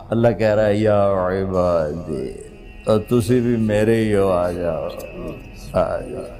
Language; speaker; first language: Urdu; non-native, local second language; Punjabi